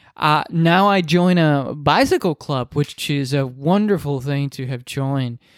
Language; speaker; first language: English; non-native, fluent; Spanish